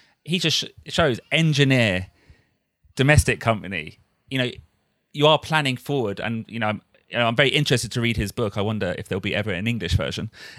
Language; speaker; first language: English; native; English